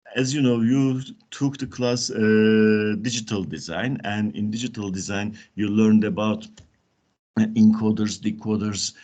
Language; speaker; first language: English; non-native, fluent; Turkish